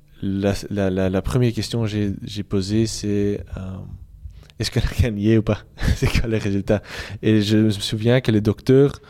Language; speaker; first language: French; non-native, local second language; Dutch